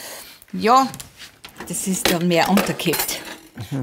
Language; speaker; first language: German; native; German